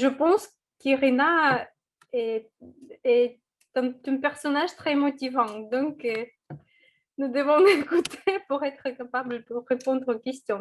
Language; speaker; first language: French; non-native, fluent; Russian